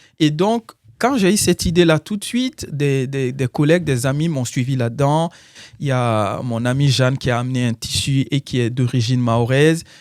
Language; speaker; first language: French; non-native, local second language; Bambara